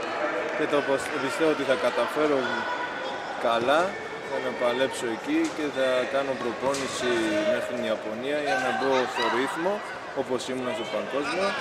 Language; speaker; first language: Greek; non-native, fluent; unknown